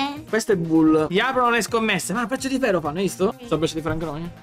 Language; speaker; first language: Italian; native; Italian